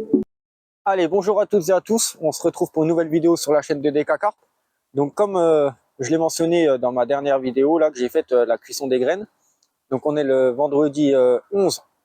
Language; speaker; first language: French; native; French